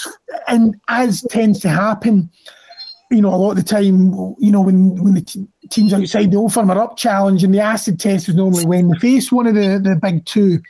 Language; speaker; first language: English; native; English